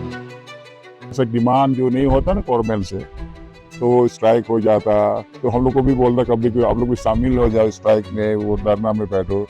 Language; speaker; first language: Hindi; non-native, local second language; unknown